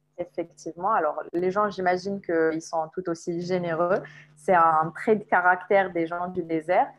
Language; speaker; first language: French; non-native, local second language; Arabic